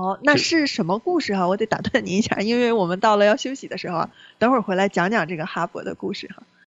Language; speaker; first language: Chinese; native; Chinese